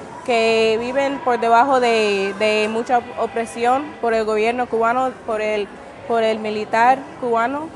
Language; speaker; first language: Spanish; non-native, fluent; English